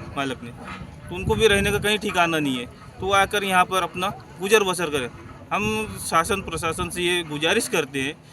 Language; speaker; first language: Hindi; native; Hindi